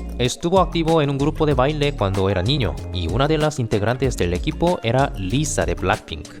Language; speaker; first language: Spanish; non-native, fluent; Korean